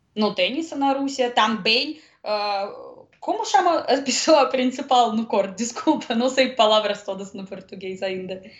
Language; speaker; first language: Portuguese; non-native, learner; Russian